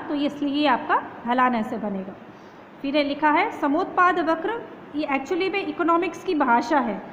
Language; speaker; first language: Hindi; native; Hindi